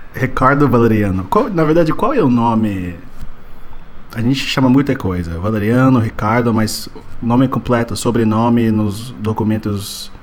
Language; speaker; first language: Portuguese; non-native, fluent; English